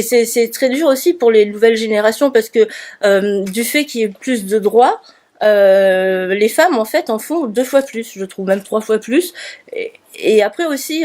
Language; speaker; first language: French; native; French